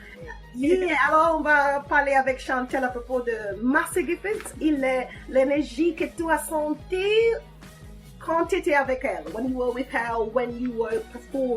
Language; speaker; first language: French; non-native, fluent; English